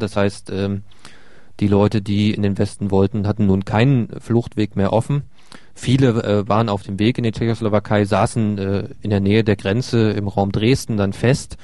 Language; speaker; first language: German; native; German